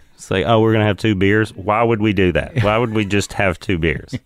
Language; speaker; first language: English; native; English